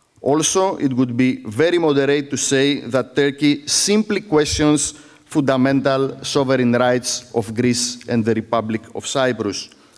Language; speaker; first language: English; non-native, fluent; Greek